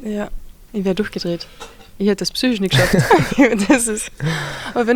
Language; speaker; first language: German; native; German